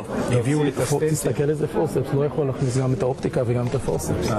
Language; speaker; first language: Hebrew; non-native, fluent; Romanian